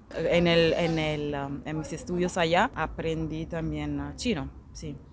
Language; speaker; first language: Spanish; non-native, fluent; German